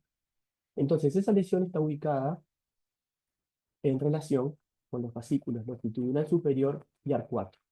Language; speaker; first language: Spanish; native; Spanish